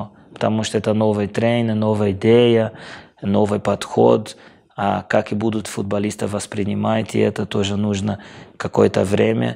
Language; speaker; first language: Russian; non-native, fluent; Portuguese